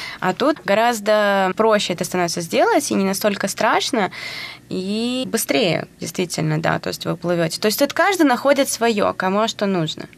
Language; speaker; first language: Russian; native; Russian